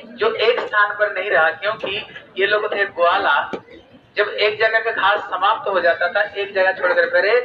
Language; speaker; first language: Hindi; native; Hindi